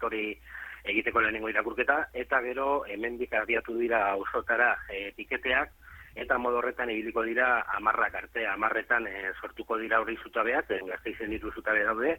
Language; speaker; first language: Basque; native; Basque